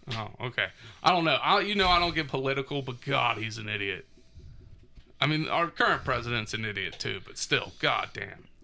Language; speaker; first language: English; native; English